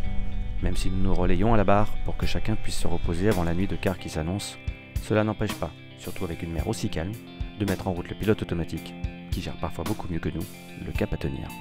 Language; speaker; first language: French; native; French